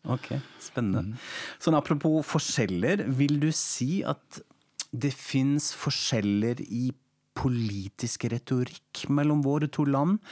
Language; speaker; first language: Norwegian; non-native, fluent; German